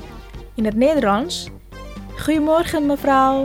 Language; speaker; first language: Dutch; non-native, learner; Indonesian